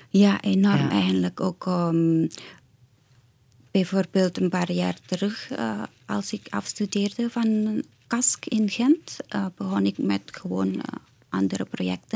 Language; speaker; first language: Dutch; non-native, fluent; Indonesian